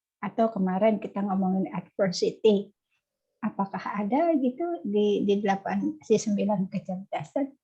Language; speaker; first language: Indonesian; native; Indonesian